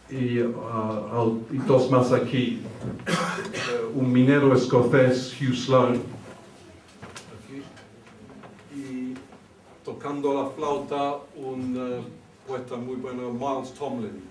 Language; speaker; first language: Spanish; early bilingual, heritage; English